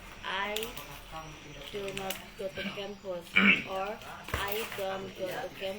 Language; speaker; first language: English; non-native, learner; Indonesian